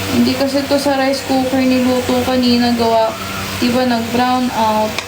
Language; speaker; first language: Filipino; native; Filipino